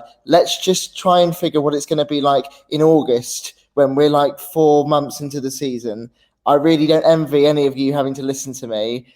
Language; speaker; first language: English; native; English